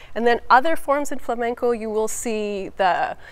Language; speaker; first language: English; native; English